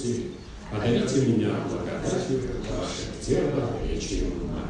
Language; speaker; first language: Russian; native; Russian